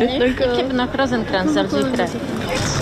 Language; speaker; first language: Dutch; non-native, learner; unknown